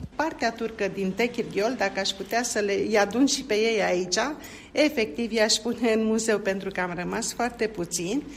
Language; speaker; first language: Romanian; non-native, local second language; Turkish